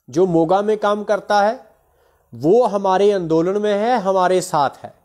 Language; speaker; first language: Hindi; non-native, local second language; Punjabi